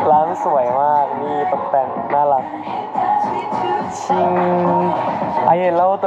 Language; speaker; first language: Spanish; non-native, learner; Thai